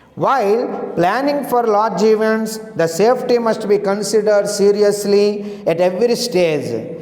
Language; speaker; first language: English; non-native, local second language; Telugu